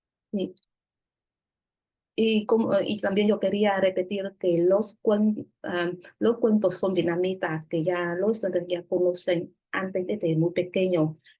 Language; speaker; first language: Spanish; non-native, fluent; Vietnamese